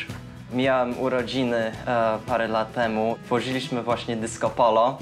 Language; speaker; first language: Polish; early bilingual, heritage; Polish